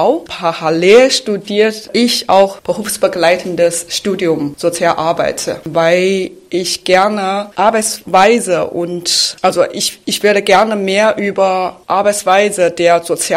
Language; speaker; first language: German; non-native, fluent; Chinese